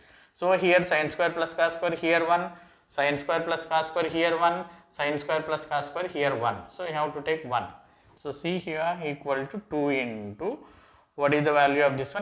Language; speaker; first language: English; non-native, local second language; Telugu